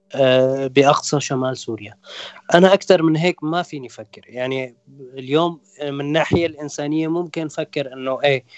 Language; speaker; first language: Arabic; non-native, local second language; Kurdish